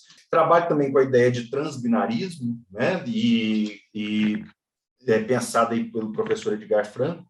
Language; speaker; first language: Portuguese; native; Portuguese